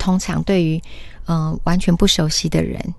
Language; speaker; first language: Chinese; native; Chinese